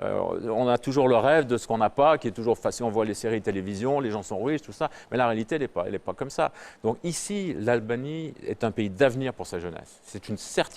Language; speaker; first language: French; native; French